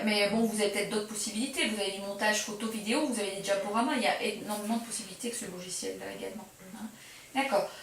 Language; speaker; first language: French; native; French